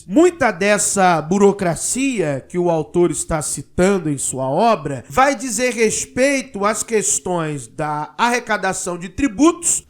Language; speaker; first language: Portuguese; native; Portuguese